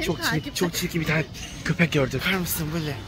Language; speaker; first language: Turkish; non-native, learner; Chinese